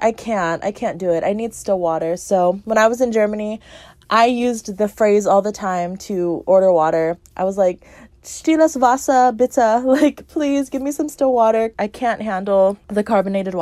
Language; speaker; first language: English; native; English